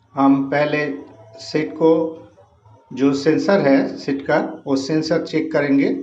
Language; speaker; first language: Hindi; non-native, local second language; Bangla